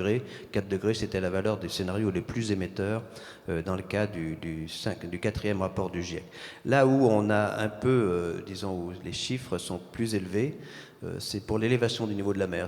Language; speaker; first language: French; native; French